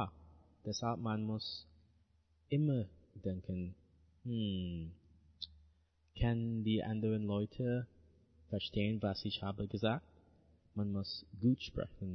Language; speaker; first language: German; non-native, learner; English